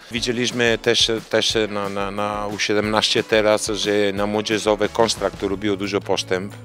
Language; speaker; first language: Polish; non-native, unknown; Italian